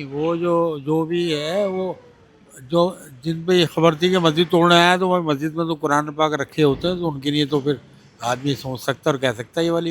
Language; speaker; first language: Hindi; native; Hindi